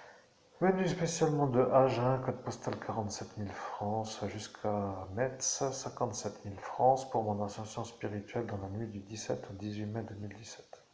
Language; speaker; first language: French; native; French